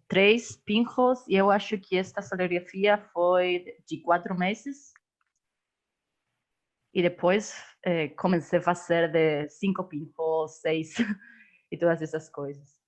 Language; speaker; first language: Portuguese; non-native, learner; Spanish